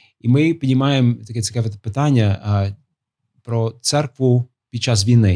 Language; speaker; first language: Ukrainian; non-native, fluent; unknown